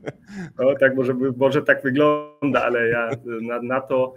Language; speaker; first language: Polish; early bilingual, heritage; Polish